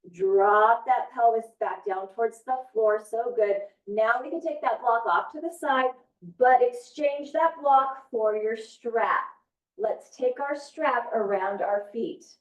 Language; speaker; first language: English; native; English